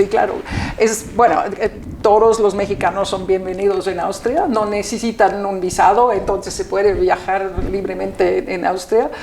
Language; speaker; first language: Spanish; non-native, fluent; German